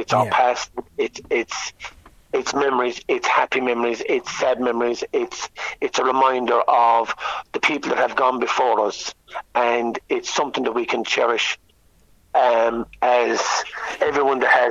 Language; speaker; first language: English; native; English